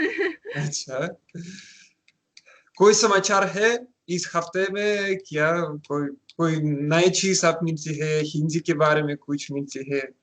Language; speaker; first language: Hindi; non-native, learner; Russian